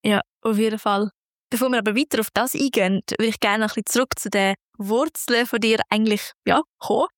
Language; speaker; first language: German; native; German